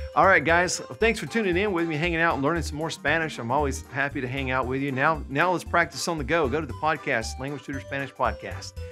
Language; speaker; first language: English; native; English